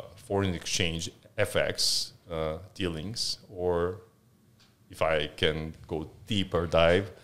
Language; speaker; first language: English; non-native, fluent; Korean